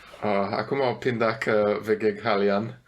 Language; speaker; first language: Indonesian; non-native, fluent; German